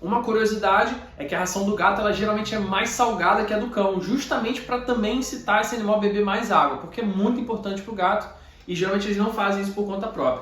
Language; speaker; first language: Portuguese; native; Portuguese